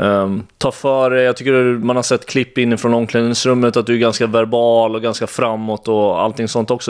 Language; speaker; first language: Swedish; native; Swedish